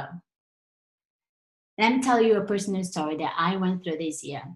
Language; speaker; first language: English; non-native, fluent; Portuguese